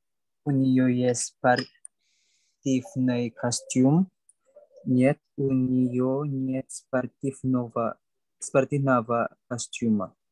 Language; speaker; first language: Russian; non-native, learner; Indonesian